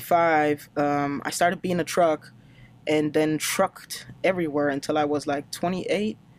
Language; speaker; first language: English; non-native, fluent; German